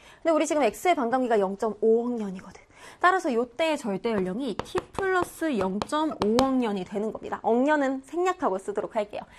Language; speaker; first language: Korean; native; Korean